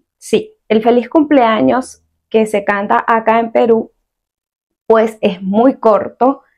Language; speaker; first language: Spanish; native; Spanish